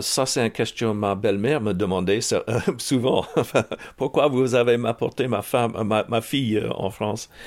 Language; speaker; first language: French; early bilingual, heritage; English